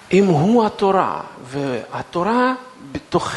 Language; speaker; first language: Hebrew; non-native, fluent; Russian